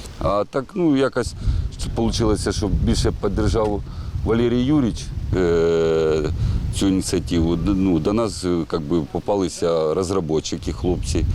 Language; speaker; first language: Ukrainian; native; Ukrainian